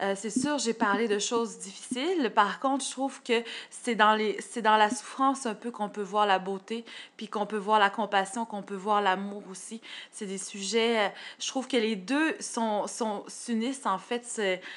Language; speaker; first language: French; native; French